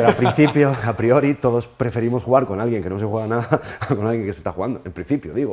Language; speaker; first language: Spanish; native; Spanish